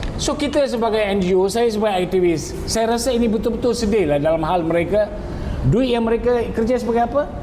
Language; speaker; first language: Malay; non-native, local second language; Tamil